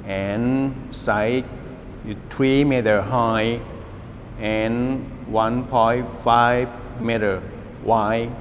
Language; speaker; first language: English; non-native, learner; Thai